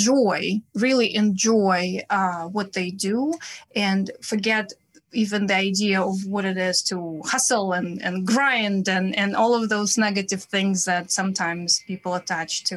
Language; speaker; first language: English; non-native, fluent; Russian